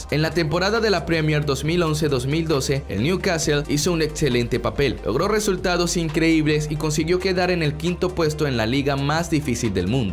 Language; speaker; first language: Spanish; native; Spanish